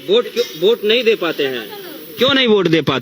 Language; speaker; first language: Hindi; native; Hindi